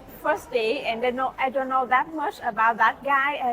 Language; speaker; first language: English; non-native, learner; Vietnamese